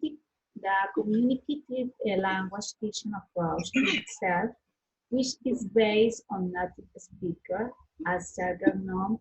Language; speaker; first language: English; non-native, learner; Spanish